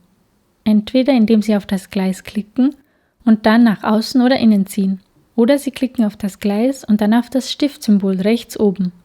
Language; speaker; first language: German; native; German